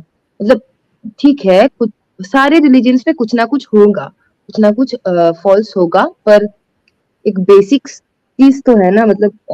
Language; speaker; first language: Hindi; non-native, local second language; Bangla